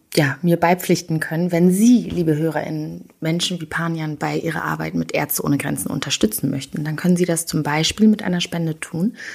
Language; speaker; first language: German; early bilingual, other home language; Kinyarwanda